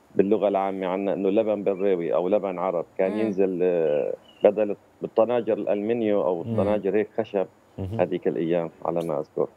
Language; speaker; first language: Arabic; native; Arabic